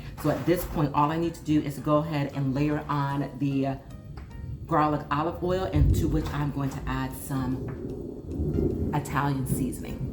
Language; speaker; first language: English; native; English